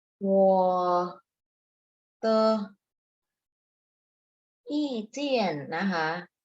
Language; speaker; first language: Chinese; non-native, fluent; Thai